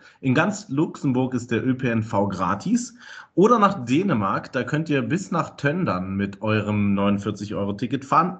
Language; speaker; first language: German; native; German